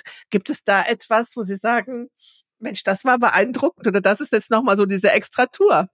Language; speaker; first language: German; native; German